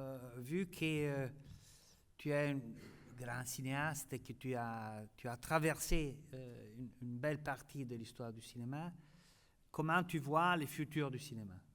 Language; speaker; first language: French; non-native, fluent; Italian